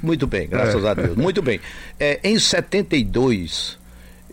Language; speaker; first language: Portuguese; native; Portuguese